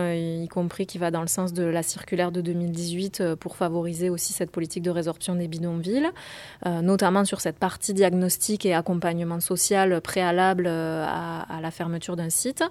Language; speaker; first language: French; native; French